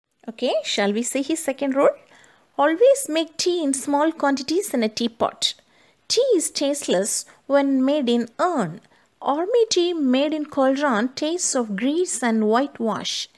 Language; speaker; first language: English; non-native, local second language; Tamil